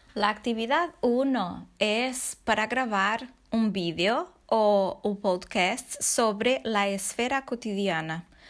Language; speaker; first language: Spanish; non-native, fluent; Portuguese